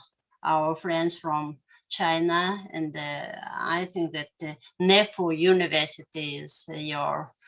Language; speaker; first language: English; non-native, learner; Russian